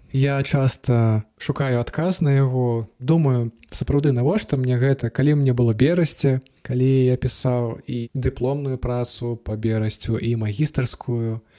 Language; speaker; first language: Belarusian; native; Belarusian